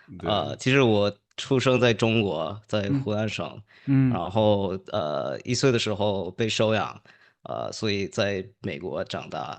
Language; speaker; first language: Chinese; early bilingual, heritage; English